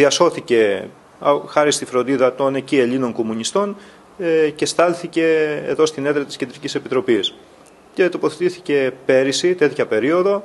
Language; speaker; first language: Greek; native; Greek